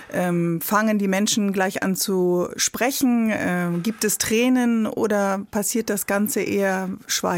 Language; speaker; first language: German; native; German